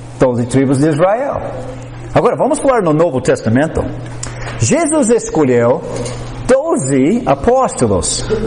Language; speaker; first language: Portuguese; non-native, fluent; English